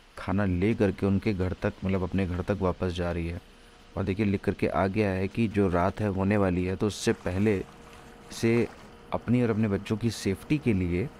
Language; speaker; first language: Hindi; native; Hindi